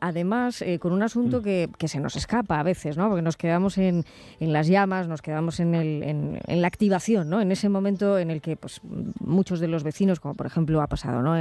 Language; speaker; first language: Spanish; native; Spanish